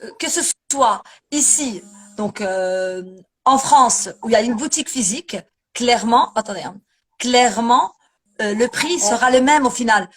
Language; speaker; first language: French; early bilingual, other home language; Arabic